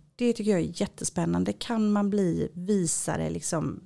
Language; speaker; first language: Swedish; native; Swedish